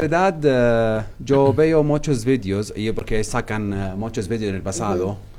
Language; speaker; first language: Spanish; non-native, learner; Arabic